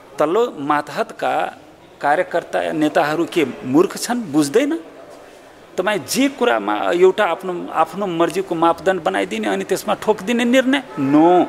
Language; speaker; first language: Nepali; non-native, local second language; Maithili